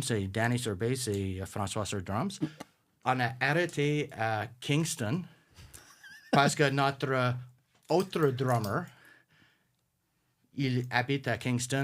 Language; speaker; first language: French; non-native, local second language; English